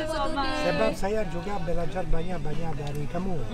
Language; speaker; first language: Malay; non-native, learner; Italian